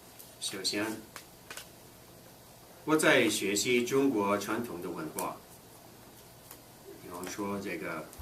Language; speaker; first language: Chinese; non-native, fluent; English